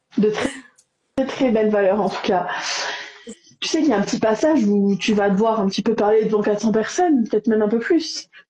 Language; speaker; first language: French; native; French